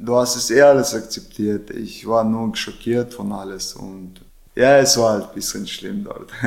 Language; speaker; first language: German; non-native, fluent; Chechen